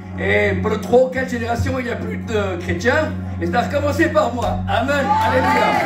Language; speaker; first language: French; early bilingual, other home language; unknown